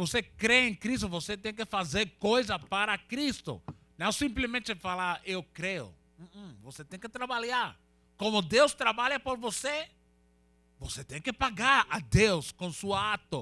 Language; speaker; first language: Portuguese; non-native, fluent; Spanish